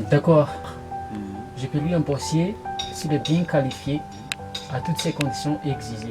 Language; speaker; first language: French; non-native, local second language; Malagasy